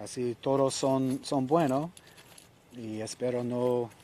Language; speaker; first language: Spanish; non-native, learner; English